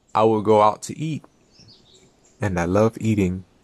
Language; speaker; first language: English; native; English